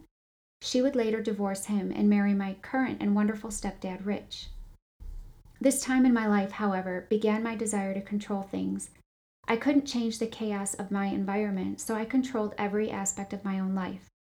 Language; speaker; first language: English; native; English